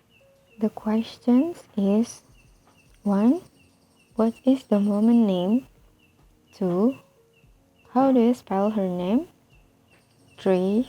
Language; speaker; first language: English; non-native, fluent; Indonesian